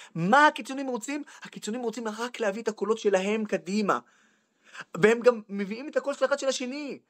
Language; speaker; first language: Hebrew; non-native, local second language; Arabic